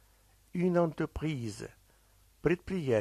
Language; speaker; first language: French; non-native, fluent; Russian